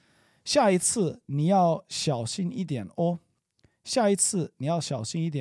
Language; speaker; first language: Chinese; non-native, learner; English